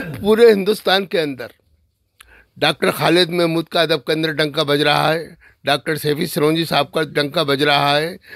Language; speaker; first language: Hindi; native; Hindi